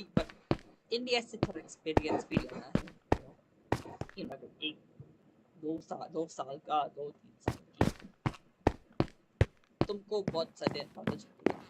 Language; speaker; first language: Hindi; non-native, local second language; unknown